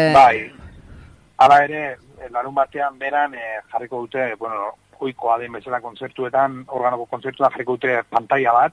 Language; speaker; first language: Basque; native; Basque